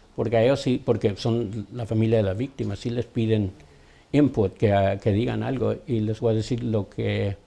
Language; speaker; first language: Spanish; early bilingual, other home language; English